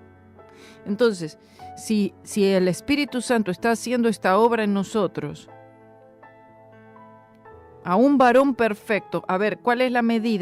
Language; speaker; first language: Spanish; native; Spanish